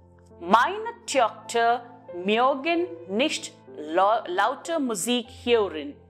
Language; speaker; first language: German; non-native, fluent; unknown